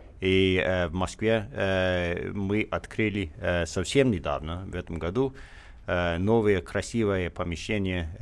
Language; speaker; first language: Russian; non-native, fluent; English